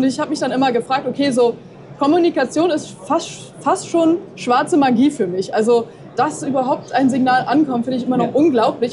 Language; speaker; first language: German; native; German